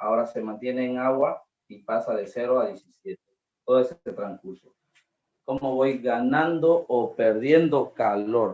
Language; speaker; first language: Spanish; native; Spanish